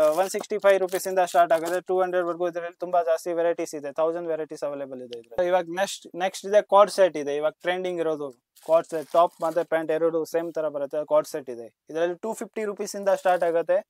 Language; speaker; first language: Kannada; non-native, local second language; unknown